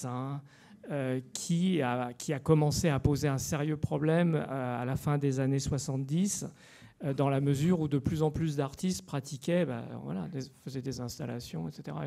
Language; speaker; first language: French; native; French